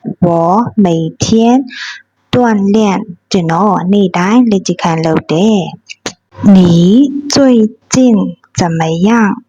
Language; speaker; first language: Chinese; non-native, fluent; Burmese